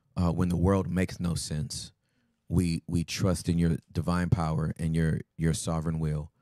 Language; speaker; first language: English; native; English